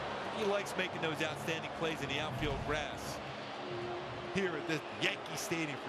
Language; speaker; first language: English; native; English